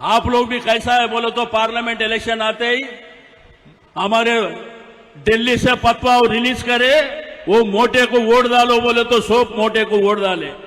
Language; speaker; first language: Hindi; non-native, local second language; Telugu